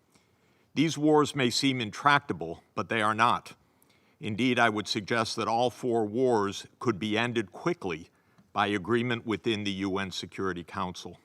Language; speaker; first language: English; native; English